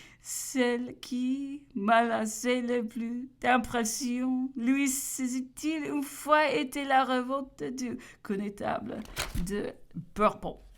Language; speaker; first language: French; non-native, learner; English